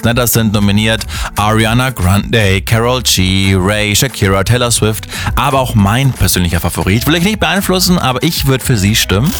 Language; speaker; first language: German; native; German